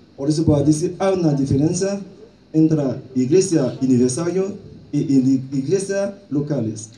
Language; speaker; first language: Spanish; non-native, learner; Haitian Creole